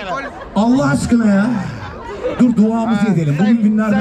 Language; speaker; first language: Turkish; native; Turkish